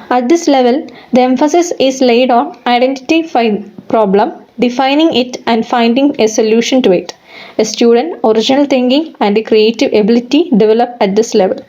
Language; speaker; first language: English; non-native, local second language; Malayalam